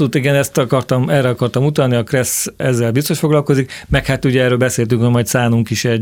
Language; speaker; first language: Hungarian; native; Hungarian